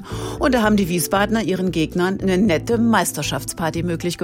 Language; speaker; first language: German; native; German